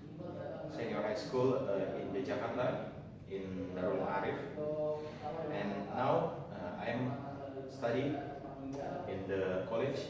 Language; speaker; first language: English; non-native, learner; Indonesian